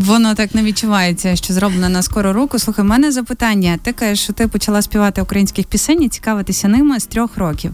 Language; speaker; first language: Ukrainian; native; Ukrainian